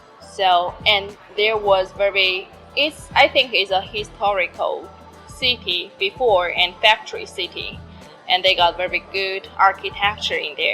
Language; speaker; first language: English; non-native, learner; Chinese